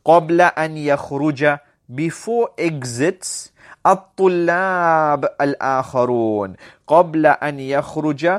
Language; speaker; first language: Arabic; non-native, fluent; English